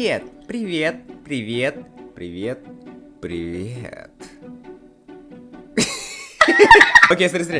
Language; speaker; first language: Russian; non-native, local second language; Kazakh